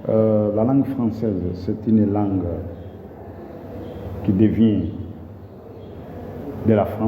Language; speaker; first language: French; non-native, fluent; Portuguese